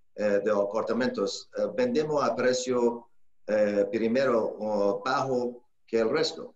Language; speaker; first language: Spanish; non-native, learner; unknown